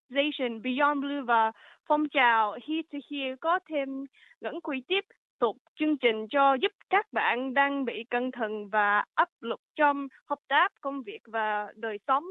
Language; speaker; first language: Vietnamese; early bilingual, heritage; Vietnamese